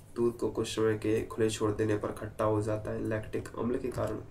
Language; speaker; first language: Hindi; native; Hindi